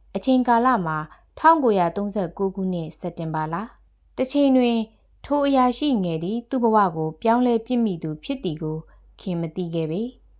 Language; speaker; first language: Burmese; native; Burmese